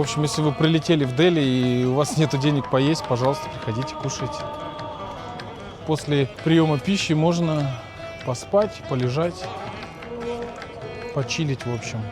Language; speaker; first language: Russian; native; Russian